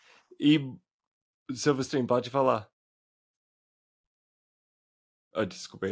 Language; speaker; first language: Portuguese; non-native, fluent; English